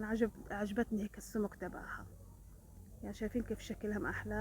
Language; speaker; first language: Arabic; native; Arabic